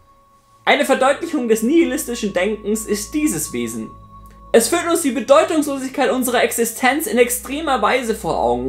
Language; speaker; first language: German; native; German